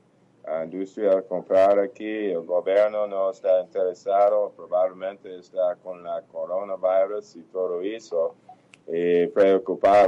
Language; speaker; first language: Portuguese; non-native, fluent; English